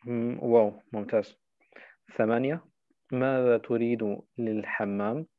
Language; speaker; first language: Arabic; non-native, fluent; German